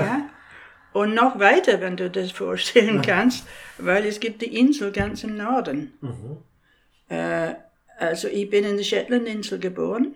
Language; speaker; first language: German; non-native, fluent; English